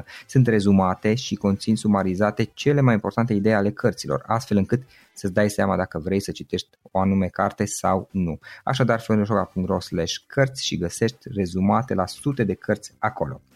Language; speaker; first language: Romanian; native; Romanian